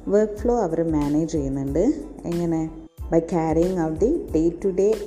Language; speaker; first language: English; non-native, local second language; Malayalam